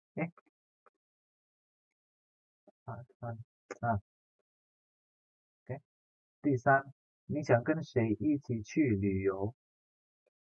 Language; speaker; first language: Chinese; non-native, fluent; Indonesian